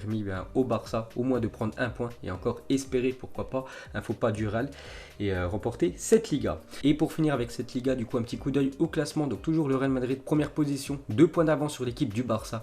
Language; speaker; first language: French; native; French